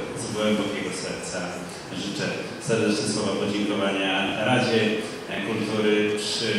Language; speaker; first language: Polish; native; Polish